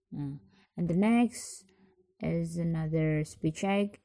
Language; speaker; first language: English; non-native, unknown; Indonesian